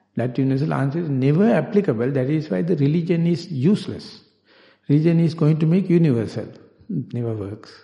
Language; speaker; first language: English; non-native, local second language; Sinhala